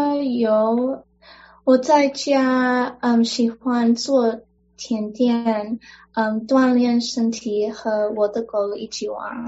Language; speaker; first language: Chinese; early bilingual, heritage; English